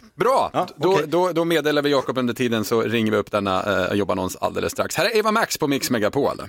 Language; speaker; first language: Swedish; native; Swedish